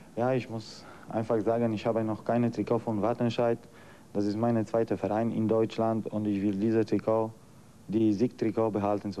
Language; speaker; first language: German; non-native, learner; Polish